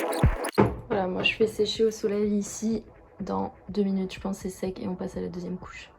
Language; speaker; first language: French; native; French